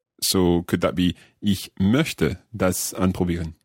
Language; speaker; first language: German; non-native, learner; English